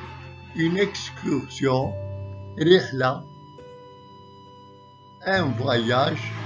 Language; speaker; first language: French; non-native, local second language; Arabic